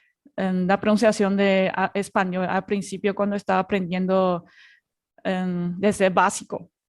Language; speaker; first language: Spanish; non-native, fluent; Chinese